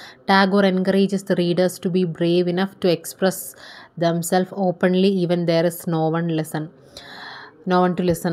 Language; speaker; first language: English; non-native, local second language; Malayalam